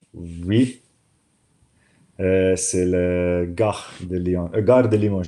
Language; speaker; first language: French; non-native, learner; Slovenian